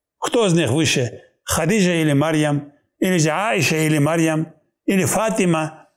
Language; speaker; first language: Russian; non-native, local second language; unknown